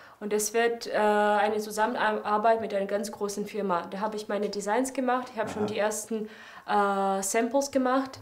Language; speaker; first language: German; non-native, fluent; Russian